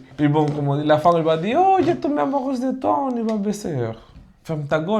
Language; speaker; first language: French; non-native, fluent; Spanish